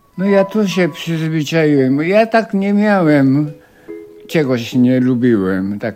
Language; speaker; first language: Polish; non-native, fluent; Japanese